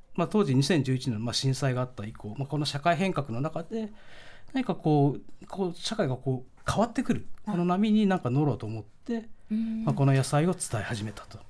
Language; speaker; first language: Japanese; native; Japanese